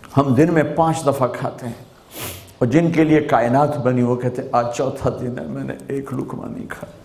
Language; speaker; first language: Urdu; non-native, local second language; Punjabi